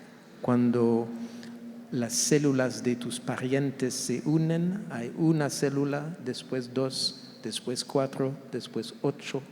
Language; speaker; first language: Spanish; non-native, fluent; French